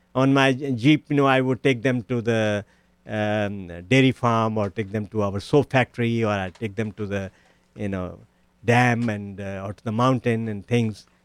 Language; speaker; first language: English; non-native, local second language; Punjabi